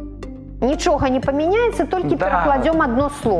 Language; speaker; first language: Belarusian; native; Belarusian